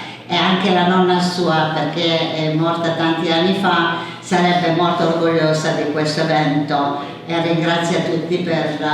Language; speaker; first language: Italian; early bilingual, heritage; English